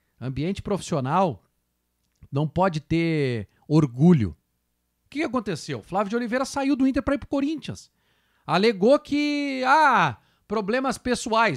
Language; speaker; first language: Portuguese; native; Portuguese